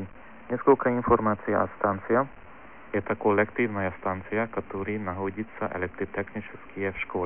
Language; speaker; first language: Russian; non-native, learner; Hungarian